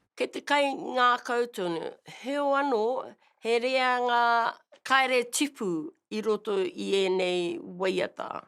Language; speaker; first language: Māori; native; Māori